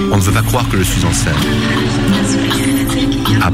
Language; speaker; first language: French; non-native, learner; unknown